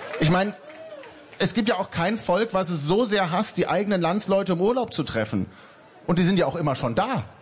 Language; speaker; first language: German; native; German